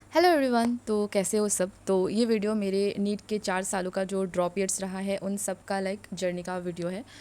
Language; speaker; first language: Hindi; non-native, local second language; Assamese